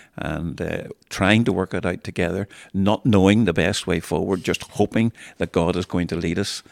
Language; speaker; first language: English; native; English